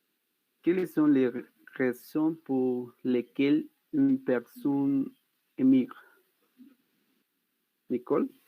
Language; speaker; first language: French; non-native, learner; Spanish